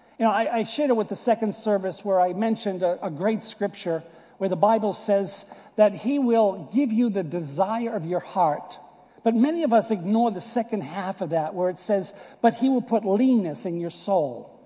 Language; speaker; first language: English; native; English